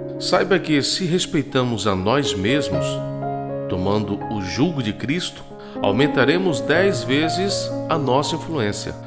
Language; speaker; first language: Portuguese; native; Portuguese